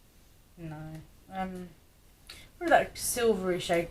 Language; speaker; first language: English; native; English